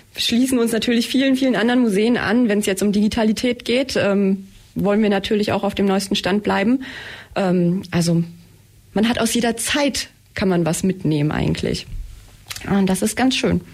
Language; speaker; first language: German; native; German